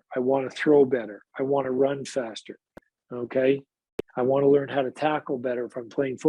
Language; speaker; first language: English; native; English